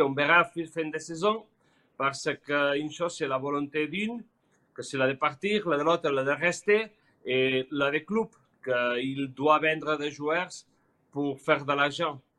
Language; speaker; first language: French; non-native, learner; Spanish